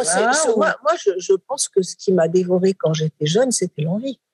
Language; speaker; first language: French; native; French